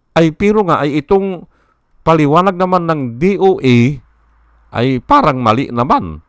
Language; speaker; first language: Filipino; native; Filipino